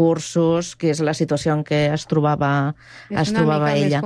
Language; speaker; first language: Catalan; native; Catalan